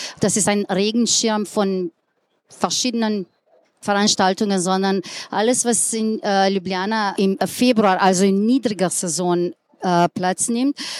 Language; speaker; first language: German; non-native, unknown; Slovenian